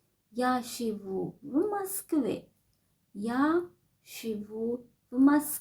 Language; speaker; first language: Russian; non-native, fluent; Sinhala